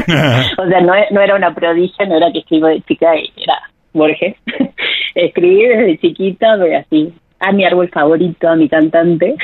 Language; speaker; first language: Spanish; native; Spanish